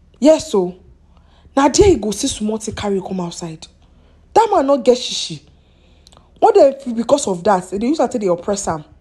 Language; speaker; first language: Nigerian Pidgin; non-native, local second language; Yoruba